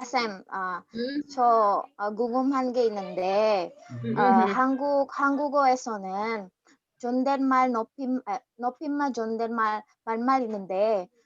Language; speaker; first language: Korean; non-native, learner; Indonesian